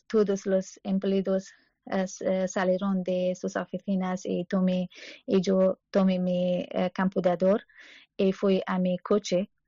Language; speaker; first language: Spanish; non-native, learner; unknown